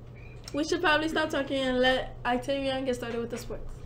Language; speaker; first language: English; native; English